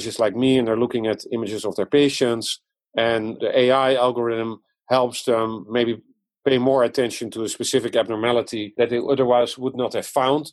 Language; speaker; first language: English; non-native, fluent; Dutch